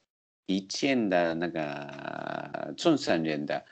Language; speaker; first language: Chinese; non-native, learner; Japanese